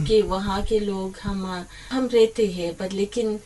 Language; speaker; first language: Hindi; early bilingual, heritage; English